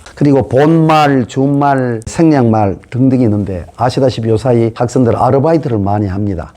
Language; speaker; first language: Korean; native; Korean